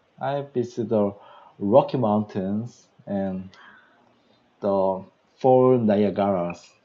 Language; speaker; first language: English; non-native, learner; Korean